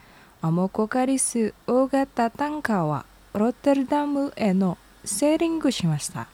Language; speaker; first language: Japanese; non-native, learner; Indonesian